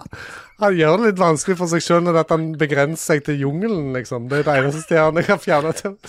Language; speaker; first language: Norwegian; native; Norwegian